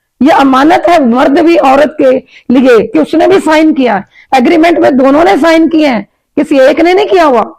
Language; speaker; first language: Urdu; native; Urdu